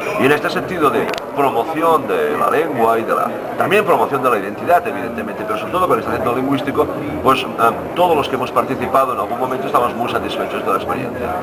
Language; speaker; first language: Spanish; non-native, local second language; Catalan